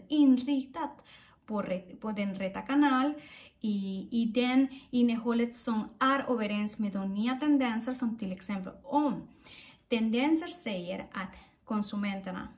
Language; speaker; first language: Swedish; non-native, fluent; Spanish